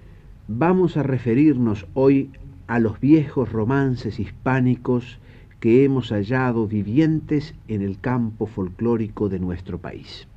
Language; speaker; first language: Spanish; native; Spanish